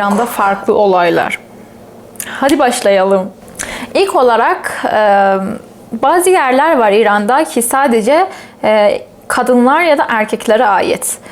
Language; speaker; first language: Turkish; non-native, fluent; Persian